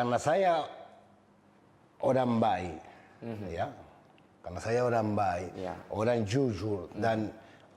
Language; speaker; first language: Indonesian; non-native, fluent; Spanish